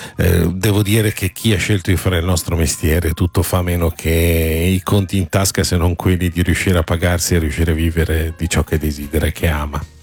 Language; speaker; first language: Italian; native; Italian